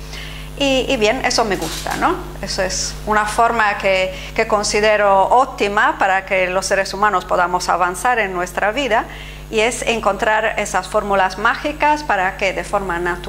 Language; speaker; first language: Spanish; non-native, fluent; Italian